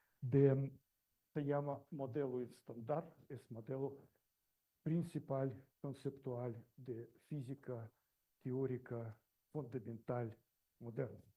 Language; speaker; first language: Spanish; non-native, learner; Russian